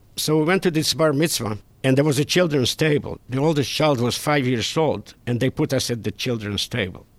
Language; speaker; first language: English; non-native, fluent; Hungarian